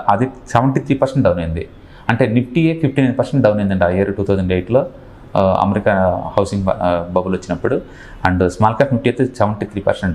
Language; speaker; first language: Telugu; native; Telugu